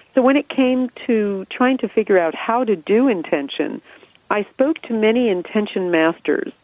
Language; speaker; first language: English; native; English